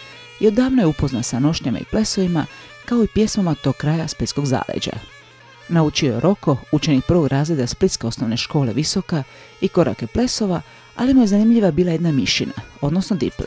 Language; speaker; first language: Croatian; native; Croatian